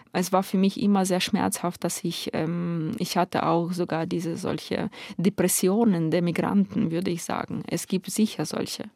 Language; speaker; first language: German; non-native, fluent; Ukrainian